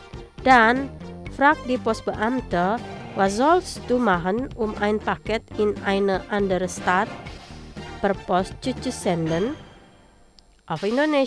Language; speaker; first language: German; non-native, learner; Indonesian